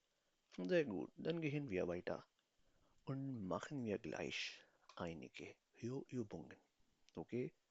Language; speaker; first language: German; non-native, fluent; Urdu